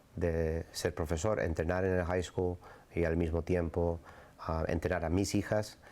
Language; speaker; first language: Spanish; early bilingual, other home language; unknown